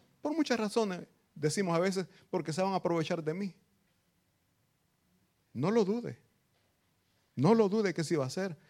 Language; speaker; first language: Spanish; native; Spanish